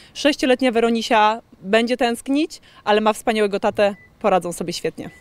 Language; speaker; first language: Polish; native; Polish